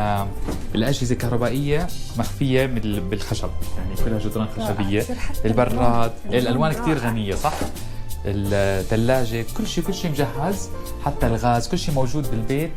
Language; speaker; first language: Arabic; native; Arabic